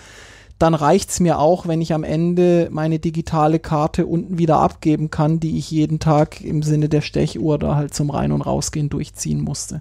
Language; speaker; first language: German; native; German